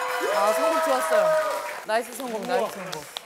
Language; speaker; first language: Korean; native; Korean